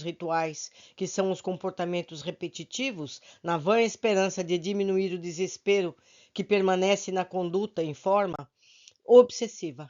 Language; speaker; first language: Portuguese; native; Portuguese